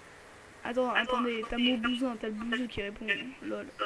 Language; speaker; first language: French; native; French